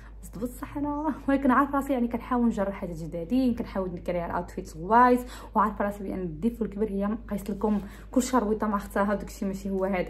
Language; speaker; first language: Arabic; early bilingual, heritage; Arabic